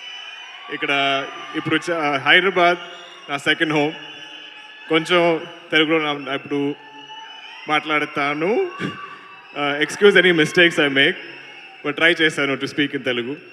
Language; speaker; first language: Telugu; non-native, learner; Malayalam